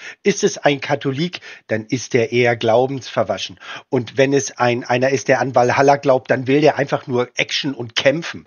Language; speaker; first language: German; native; German